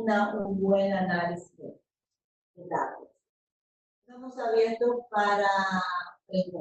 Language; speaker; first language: Spanish; non-native, fluent; Portuguese